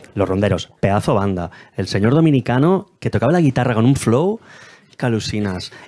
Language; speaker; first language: Spanish; non-native, local second language; Catalan